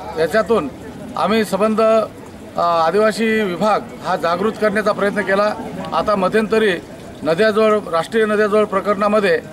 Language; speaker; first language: Marathi; non-native, local second language; Kukna